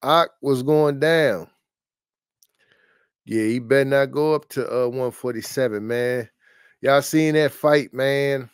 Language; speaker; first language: English; native; English